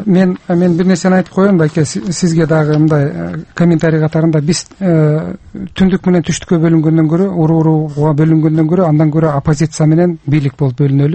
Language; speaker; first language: Kyrgyz; native; Kyrgyz